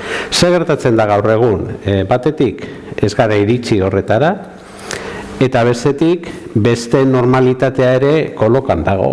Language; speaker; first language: Basque; native; Basque